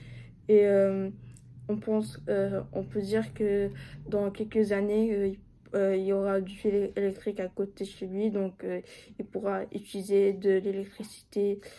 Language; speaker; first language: French; non-native, fluent; Japanese